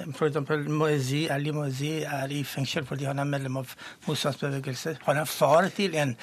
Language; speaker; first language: Norwegian; non-native, fluent; Persian